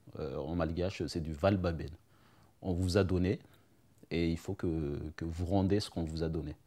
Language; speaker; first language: French; non-native, local second language; Malagasy